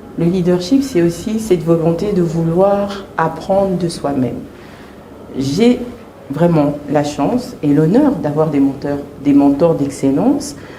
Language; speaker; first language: French; early bilingual, other home language; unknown